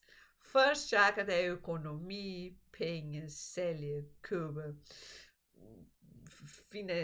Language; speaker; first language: Danish; non-native, fluent; Portuguese